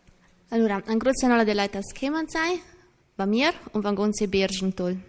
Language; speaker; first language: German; non-native, learner; Italian